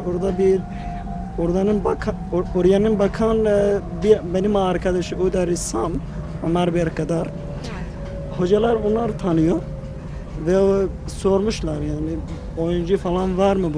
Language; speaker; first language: Turkish; non-native, fluent; Arabic